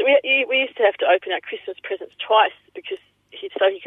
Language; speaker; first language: English; native; English